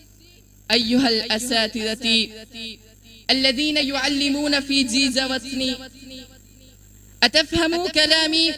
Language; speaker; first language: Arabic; non-native, learner; Urdu